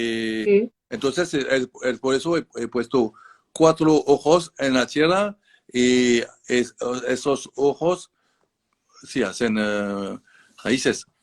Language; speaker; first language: Spanish; non-native, learner; French